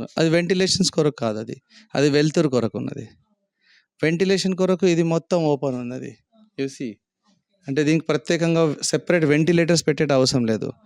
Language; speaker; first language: Telugu; native; Telugu